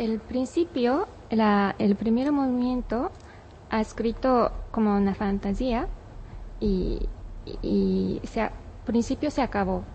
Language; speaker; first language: Spanish; non-native, learner; Japanese